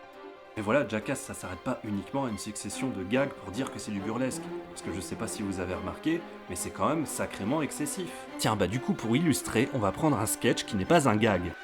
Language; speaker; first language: French; native; French